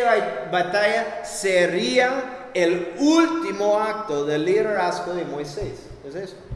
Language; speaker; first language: Spanish; non-native, fluent; English